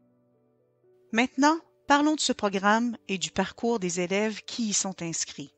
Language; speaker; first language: French; native; French